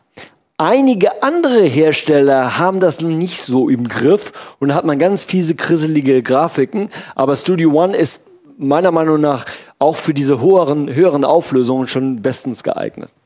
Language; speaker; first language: German; native; German